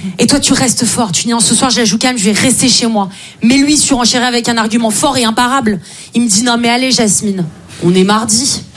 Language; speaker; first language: French; native; French